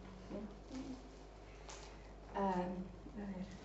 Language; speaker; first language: Spanish; non-native, fluent; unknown